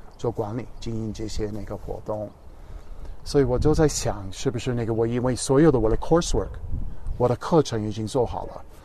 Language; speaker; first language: Chinese; non-native, fluent; English